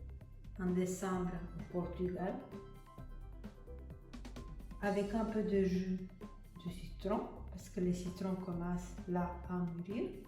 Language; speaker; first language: French; non-native, fluent; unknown